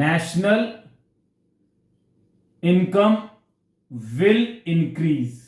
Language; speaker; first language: Hindi; native; Hindi